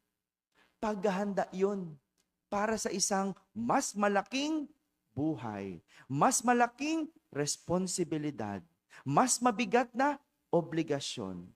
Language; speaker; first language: Filipino; native; Filipino